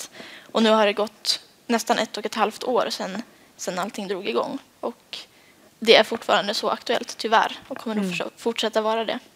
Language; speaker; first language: Swedish; native; Swedish